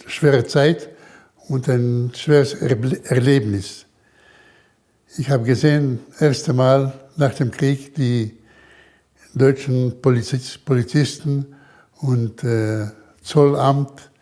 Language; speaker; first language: German; early bilingual, heritage; German